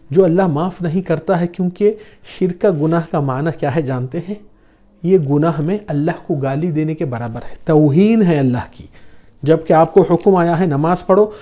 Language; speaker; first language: Urdu; non-native, fluent; Arabic